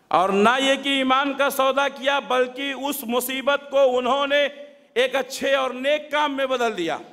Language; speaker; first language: Urdu; native; Urdu